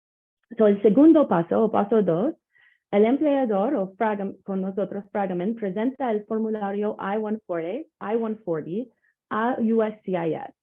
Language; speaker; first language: Spanish; non-native, learner; English